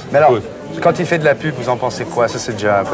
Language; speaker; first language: French; native; French